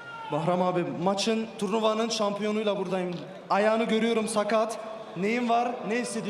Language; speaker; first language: Turkish; native; Turkish